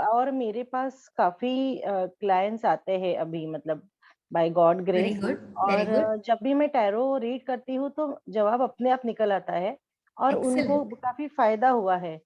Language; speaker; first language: Hindi; native; Hindi